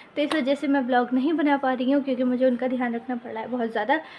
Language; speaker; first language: Hindi; native; Hindi